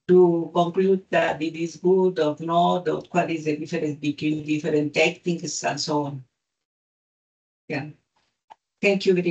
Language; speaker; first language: English; non-native, learner; Spanish